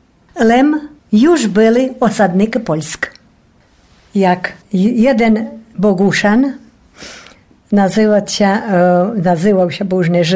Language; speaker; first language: Polish; non-native, local second language; Rusyn